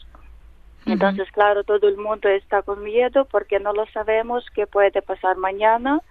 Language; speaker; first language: Spanish; non-native, learner; Ukrainian